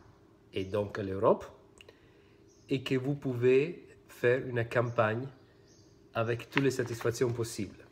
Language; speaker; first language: French; non-native, fluent; Italian